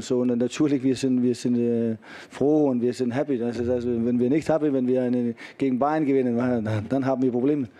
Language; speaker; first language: German; non-native, fluent; Danish